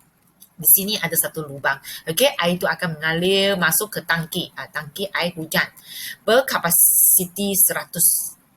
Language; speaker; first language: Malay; non-native, local second language; Chinese